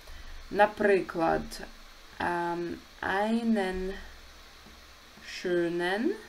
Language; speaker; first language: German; non-native, fluent; Ukrainian